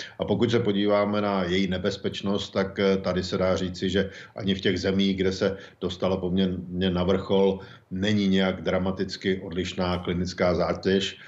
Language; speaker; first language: Czech; native; Czech